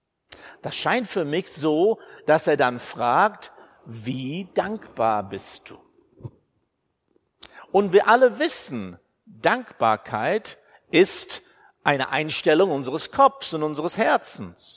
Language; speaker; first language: German; non-native, fluent; English